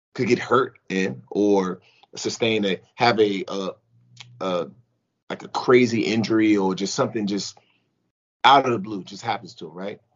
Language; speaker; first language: English; native; English